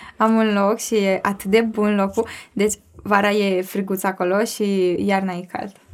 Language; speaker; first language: Romanian; native; Romanian